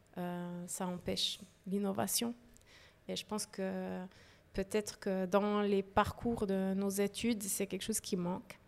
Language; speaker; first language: French; native; French